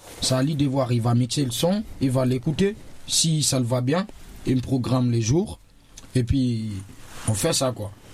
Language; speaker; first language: French; non-native, local second language; Susu